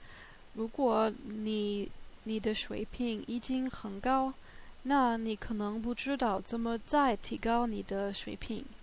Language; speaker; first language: Chinese; non-native, fluent; German